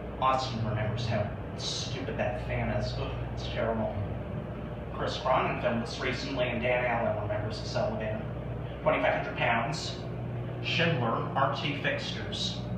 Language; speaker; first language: English; native; English